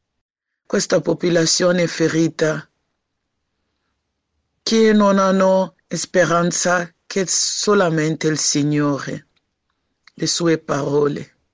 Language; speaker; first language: Italian; non-native, learner; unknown